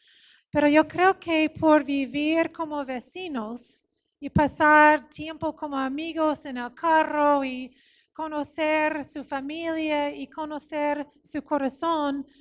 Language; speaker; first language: Spanish; non-native, fluent; English